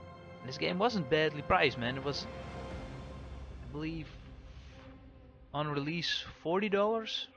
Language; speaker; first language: English; non-native, fluent; Dutch